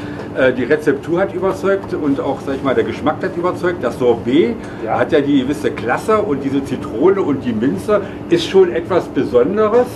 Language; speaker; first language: German; native; German